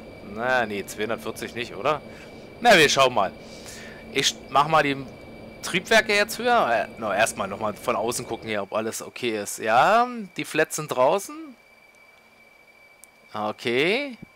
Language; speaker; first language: German; native; German